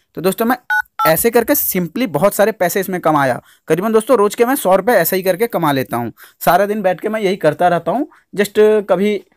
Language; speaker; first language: Hindi; native; Hindi